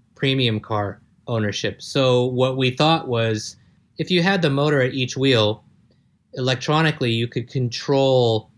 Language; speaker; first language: English; native; English